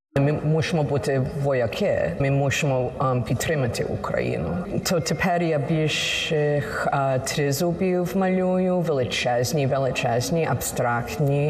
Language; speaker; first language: Ukrainian; early bilingual, heritage; Ukrainian